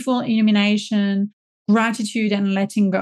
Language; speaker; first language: English; non-native, fluent; French